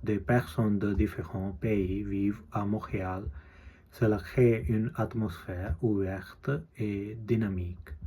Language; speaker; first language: French; non-native, learner; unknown